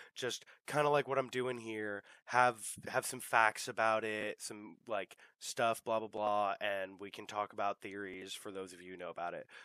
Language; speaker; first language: English; native; English